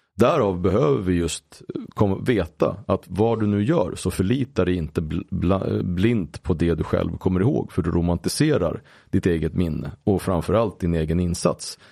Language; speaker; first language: Swedish; native; Swedish